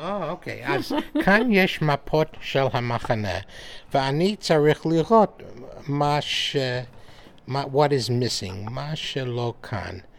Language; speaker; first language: Hebrew; non-native, learner; English